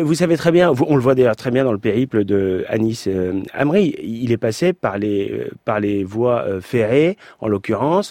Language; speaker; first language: French; native; French